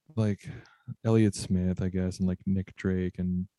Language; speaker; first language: English; native; English